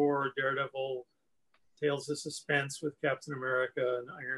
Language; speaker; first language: English; native; English